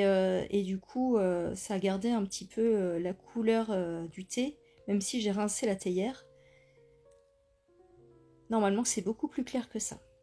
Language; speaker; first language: French; native; French